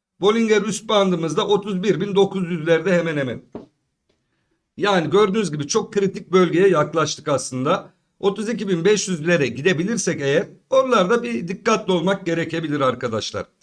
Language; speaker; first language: Turkish; native; Turkish